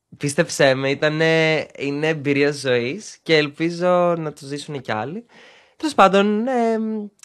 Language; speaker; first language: Greek; early bilingual, other home language; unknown